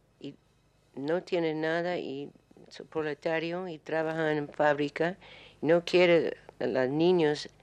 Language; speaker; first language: Spanish; non-native, learner; English